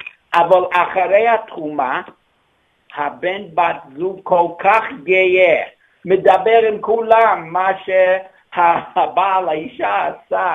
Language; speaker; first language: Hebrew; non-native, fluent; English